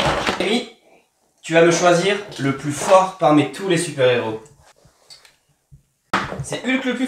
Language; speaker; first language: French; native; French